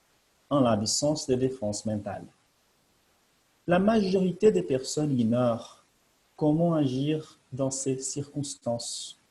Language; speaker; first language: French; non-native, fluent; Portuguese